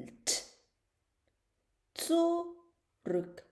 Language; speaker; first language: German; non-native, fluent; Thai